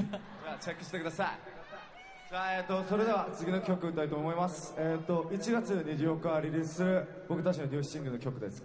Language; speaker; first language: Japanese; non-native, fluent; Korean